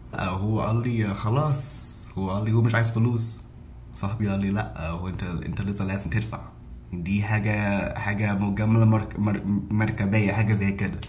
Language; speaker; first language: Egyptian Arabic; non-native, fluent; English